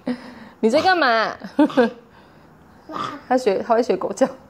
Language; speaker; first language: Chinese; native; Chinese